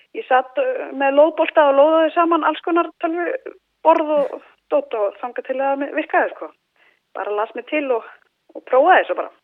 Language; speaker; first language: Icelandic; native; Icelandic